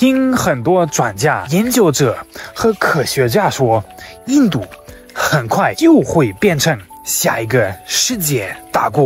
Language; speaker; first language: Chinese; non-native, fluent; German